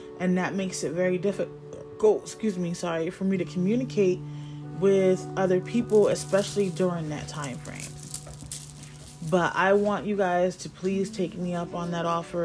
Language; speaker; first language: English; native; English